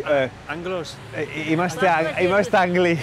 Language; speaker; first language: Greek; non-native, learner; English